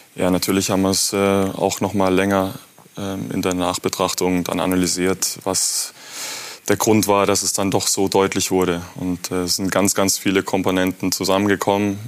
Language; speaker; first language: German; native; German